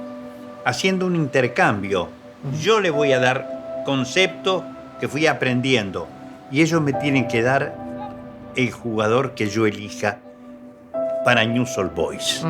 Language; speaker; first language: Spanish; native; Spanish